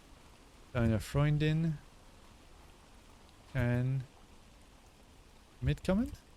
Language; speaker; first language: German; non-native, learner; English